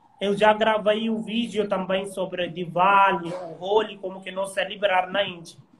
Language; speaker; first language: Portuguese; non-native, learner; Hindi